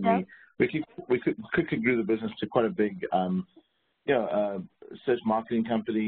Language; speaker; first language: English; native; English